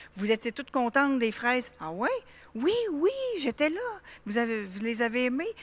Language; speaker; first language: French; native; French